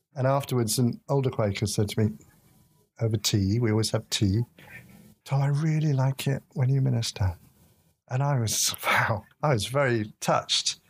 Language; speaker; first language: English; native; English